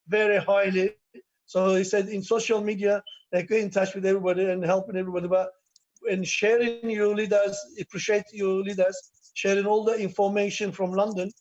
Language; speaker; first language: English; non-native, learner; Turkish